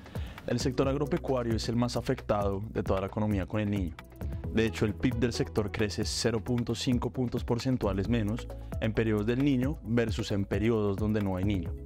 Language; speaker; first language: Spanish; native; Spanish